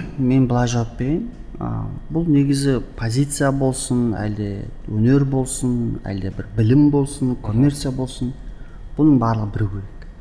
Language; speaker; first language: Kazakh; early bilingual, heritage; Kazakh